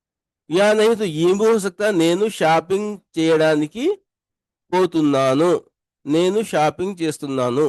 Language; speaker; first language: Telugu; non-native, local second language; Urdu